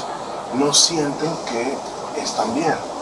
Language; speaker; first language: Spanish; native; Spanish